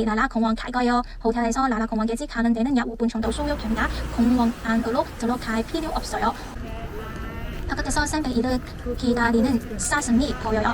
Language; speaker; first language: Korean; non-native, learner; Cantonese